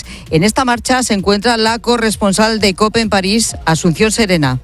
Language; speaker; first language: Spanish; native; Spanish